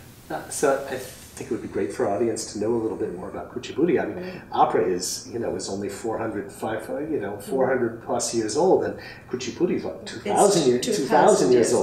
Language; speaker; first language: English; native; English